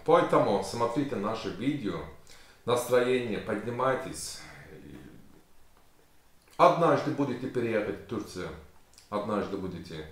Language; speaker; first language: Russian; non-native, learner; Turkish